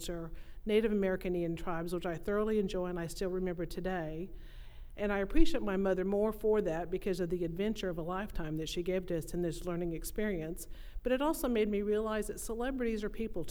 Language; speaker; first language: English; native; English